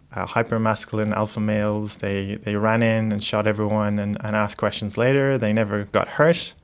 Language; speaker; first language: English; native; English